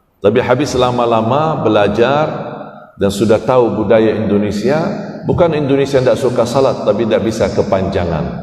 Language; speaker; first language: Malay; non-native, fluent; Arabic